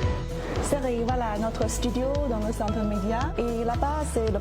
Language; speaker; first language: French; non-native, fluent; Chinese